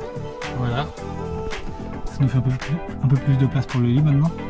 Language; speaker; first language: French; native; French